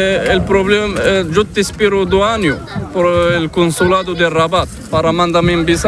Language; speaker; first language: Spanish; non-native, learner; Arabic